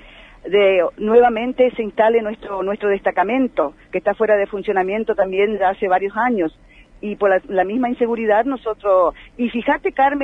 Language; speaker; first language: Spanish; native; Spanish